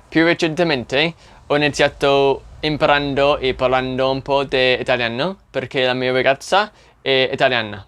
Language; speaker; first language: Italian; non-native, learner; English